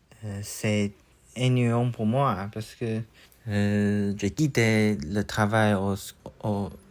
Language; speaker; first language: French; non-native, learner; Chinese